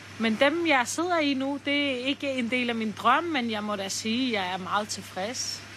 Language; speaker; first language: Danish; early bilingual, other home language; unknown